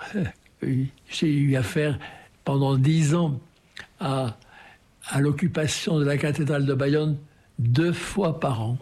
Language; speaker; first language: French; native; French